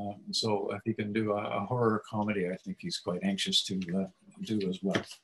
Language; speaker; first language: English; native; English